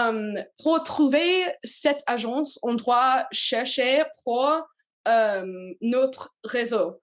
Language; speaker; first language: French; non-native, learner; English